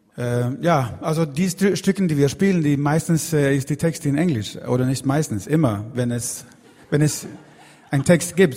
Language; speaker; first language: German; non-native, learner; Swedish